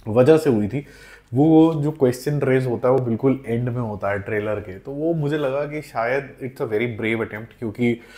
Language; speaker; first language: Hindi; non-native, local second language; Punjabi